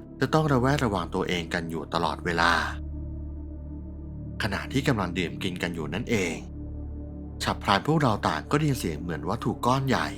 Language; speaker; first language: Thai; native; Thai